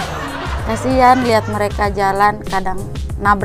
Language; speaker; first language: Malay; non-native, local second language; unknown